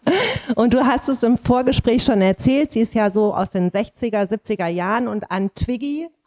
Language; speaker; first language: German; native; German